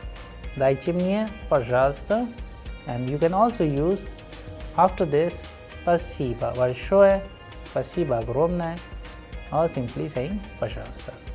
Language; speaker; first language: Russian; non-native, fluent; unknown